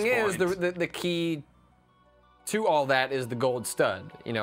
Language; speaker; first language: English; native; English